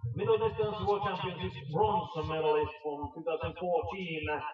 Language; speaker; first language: English; non-native, fluent; Finnish